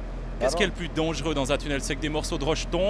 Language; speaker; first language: French; native; French